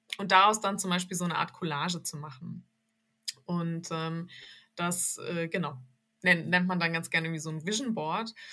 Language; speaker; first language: German; native; German